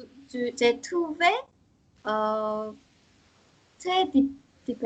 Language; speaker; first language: French; non-native, learner; Korean